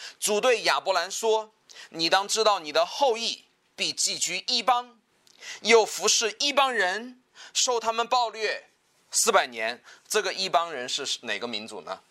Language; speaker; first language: Chinese; native; Chinese